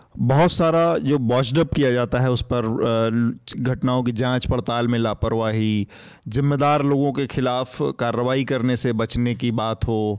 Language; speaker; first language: Hindi; native; Hindi